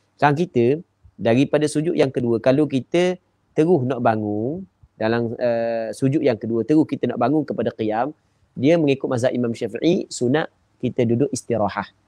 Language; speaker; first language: Malay; native; Malay